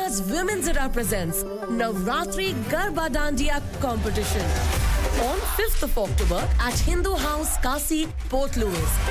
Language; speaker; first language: English; non-native, local second language; Morisyen